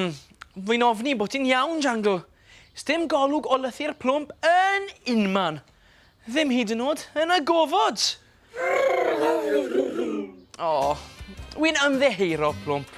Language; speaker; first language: Welsh; native; Welsh